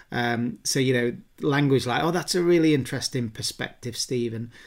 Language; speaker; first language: English; native; English